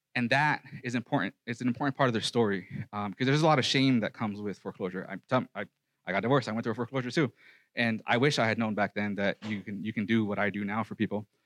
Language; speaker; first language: English; native; English